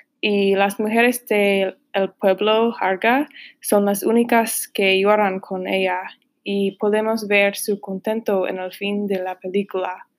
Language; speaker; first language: Spanish; non-native, learner; English